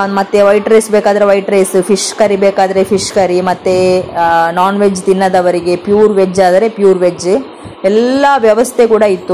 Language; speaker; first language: Kannada; non-native, local second language; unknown